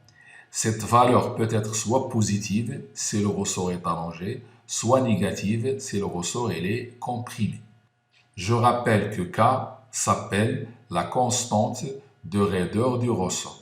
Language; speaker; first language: French; non-native, local second language; Arabic